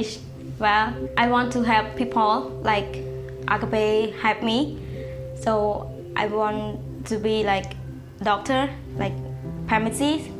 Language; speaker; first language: English; non-native, learner; Khmer